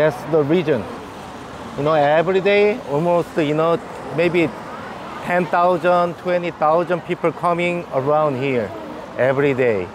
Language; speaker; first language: English; non-native, learner; Korean